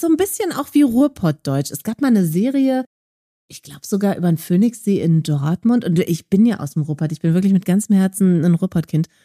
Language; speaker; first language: German; native; German